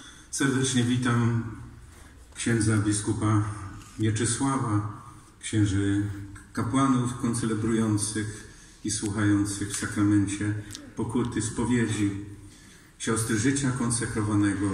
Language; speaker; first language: Polish; native; Polish